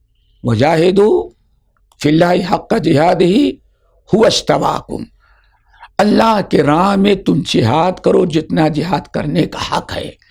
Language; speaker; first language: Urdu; native; Urdu